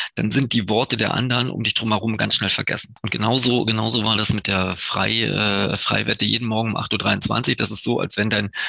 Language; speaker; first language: German; native; German